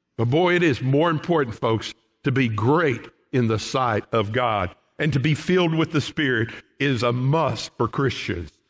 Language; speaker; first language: English; native; English